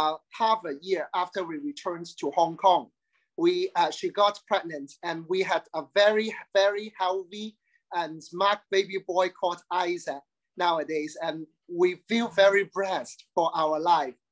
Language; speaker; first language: English; non-native, local second language; Cantonese